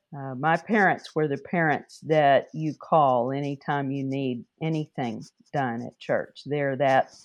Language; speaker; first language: English; native; English